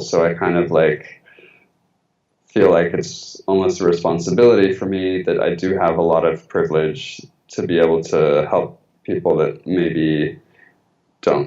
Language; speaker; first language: English; early bilingual, other home language; Spanish